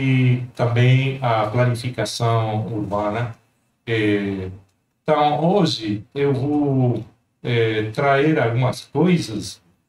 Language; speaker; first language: Portuguese; non-native, fluent; Spanish